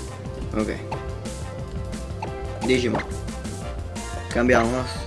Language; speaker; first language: Spanish; native; Spanish